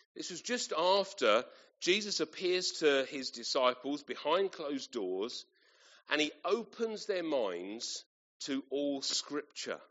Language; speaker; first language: English; native; English